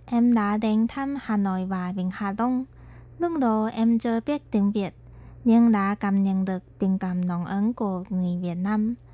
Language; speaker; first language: Vietnamese; non-native, learner; Chinese